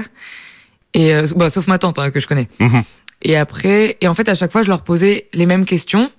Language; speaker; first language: French; native; French